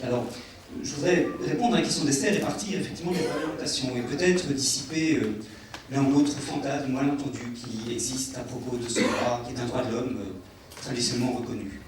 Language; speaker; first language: French; native; French